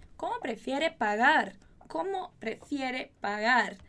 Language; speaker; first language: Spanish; non-native, fluent; Portuguese